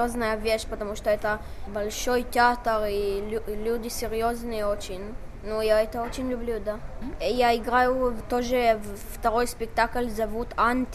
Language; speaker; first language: Russian; early bilingual, heritage; Hebrew